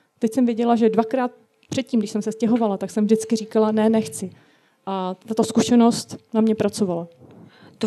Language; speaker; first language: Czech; non-native, learner; Russian